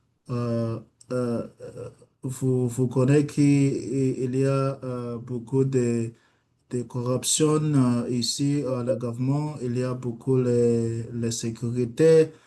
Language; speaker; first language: French; non-native, learner; English